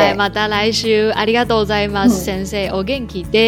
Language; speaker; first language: Japanese; non-native, learner; Chinese